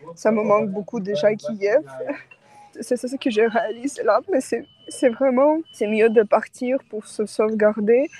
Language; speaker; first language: French; non-native, fluent; Ukrainian